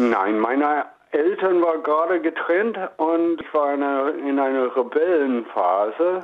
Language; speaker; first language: German; non-native, fluent; English